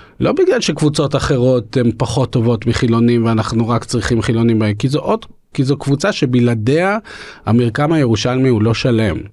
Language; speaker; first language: Hebrew; early bilingual, other home language; Russian